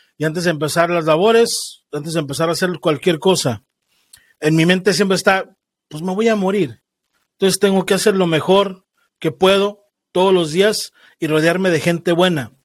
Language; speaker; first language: Spanish; native; Spanish